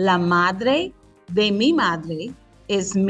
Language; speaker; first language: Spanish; non-native, fluent; English